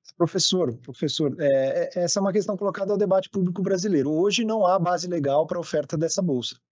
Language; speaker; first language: Portuguese; native; Portuguese